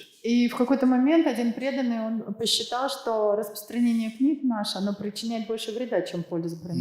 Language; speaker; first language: Russian; native; Russian